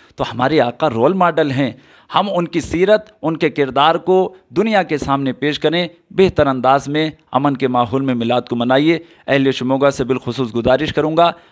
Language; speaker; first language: Hindi; native; Hindi